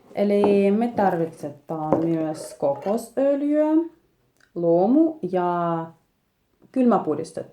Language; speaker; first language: Finnish; non-native, learner; Russian